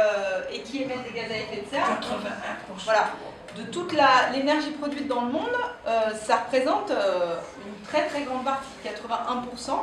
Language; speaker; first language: French; native; French